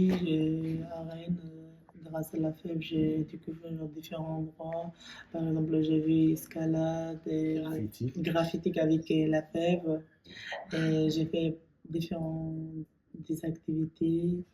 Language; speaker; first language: French; non-native, learner; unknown